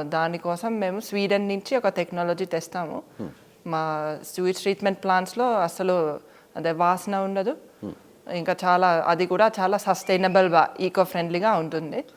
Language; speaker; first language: Telugu; non-native, fluent; Finnish